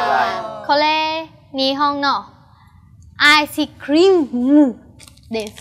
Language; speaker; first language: Japanese; non-native, learner; Vietnamese